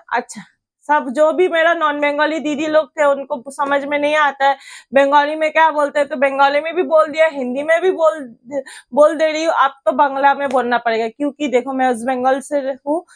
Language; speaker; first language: Hindi; non-native, local second language; Bangla